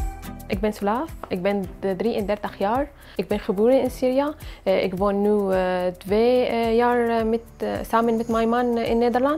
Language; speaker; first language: Dutch; non-native, learner; Arabic